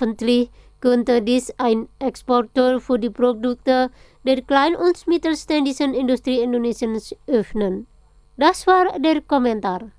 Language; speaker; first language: German; non-native, fluent; Indonesian